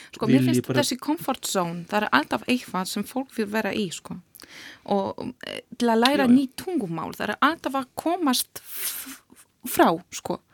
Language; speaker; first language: Icelandic; non-native, learner; Polish